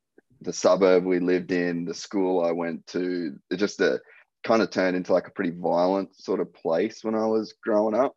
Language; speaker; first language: English; native; English